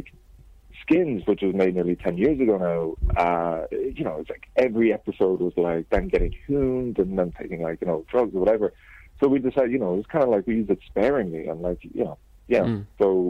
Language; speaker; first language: English; native; English